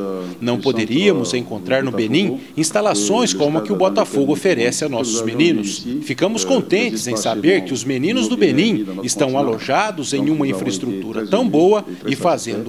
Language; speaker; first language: Portuguese; native; Portuguese